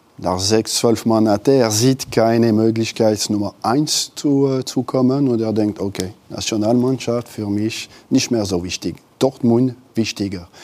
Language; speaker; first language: German; non-native, local second language; French